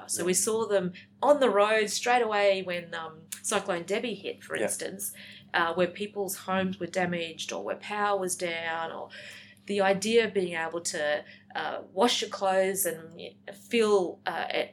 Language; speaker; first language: English; native; English